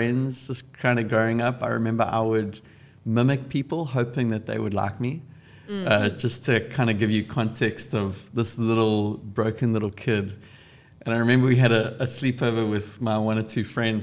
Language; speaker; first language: English; native; English